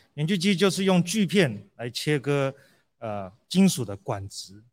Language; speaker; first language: Chinese; early bilingual, heritage; Portuguese